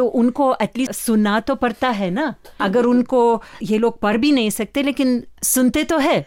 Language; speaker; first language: Hindi; non-native, fluent; Lithuanian